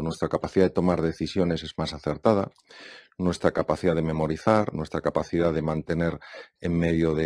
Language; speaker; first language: Spanish; native; Spanish